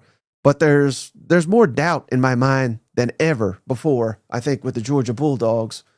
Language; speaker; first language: English; native; English